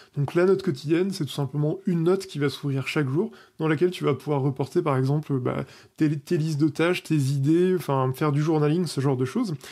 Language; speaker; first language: French; native; French